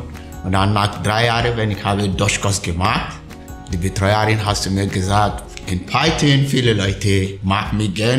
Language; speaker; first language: German; non-native, learner; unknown